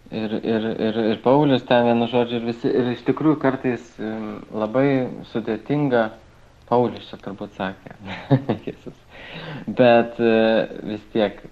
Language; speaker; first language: Lithuanian; native; Lithuanian